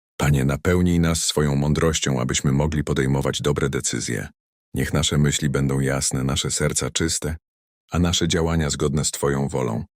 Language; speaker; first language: Polish; native; Polish